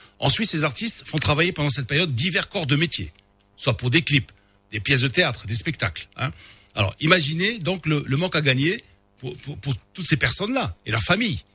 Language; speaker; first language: French; non-native, local second language; Arabic